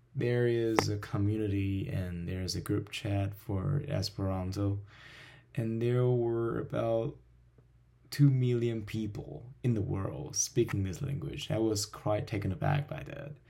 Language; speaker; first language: English; non-native, fluent; Min Nan Chinese